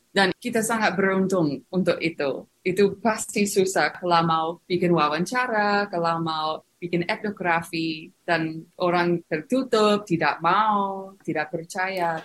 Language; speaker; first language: Indonesian; non-native, fluent; English